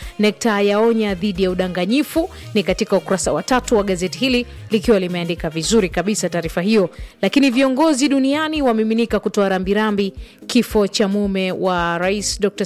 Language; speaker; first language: Swahili; native; Swahili